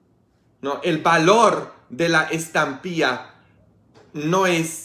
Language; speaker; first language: Spanish; non-native, fluent; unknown